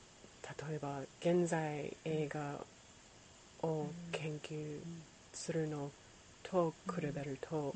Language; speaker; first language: Japanese; non-native, learner; English